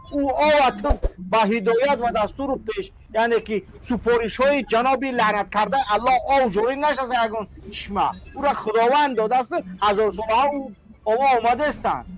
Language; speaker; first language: Tajik; native; Tajik